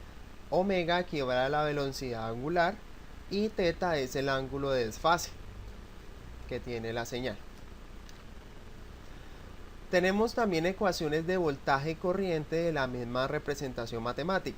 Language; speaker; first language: Spanish; native; Spanish